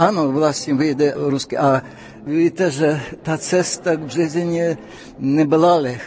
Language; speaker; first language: Czech; non-native, fluent; Russian